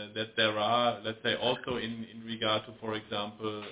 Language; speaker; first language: English; non-native, fluent; German